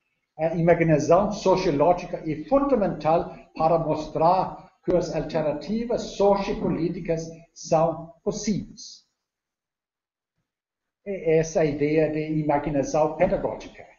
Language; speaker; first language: Portuguese; non-native, learner; Danish